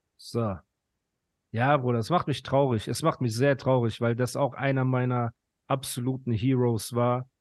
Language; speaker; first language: German; early bilingual, other home language; Persian